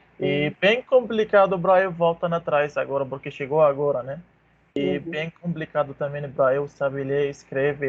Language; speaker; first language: Portuguese; non-native, learner; Arabic